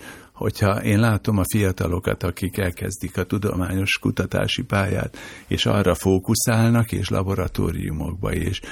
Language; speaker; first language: Hungarian; native; Hungarian